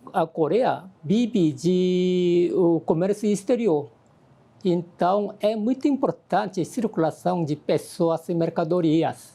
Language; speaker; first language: Portuguese; non-native, learner; Korean